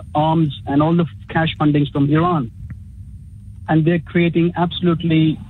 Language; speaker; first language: English; early bilingual, other home language; Urdu